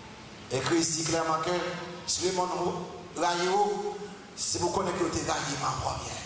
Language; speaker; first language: French; non-native, local second language; Haitian Creole